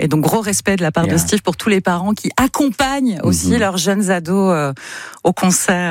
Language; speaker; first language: French; native; French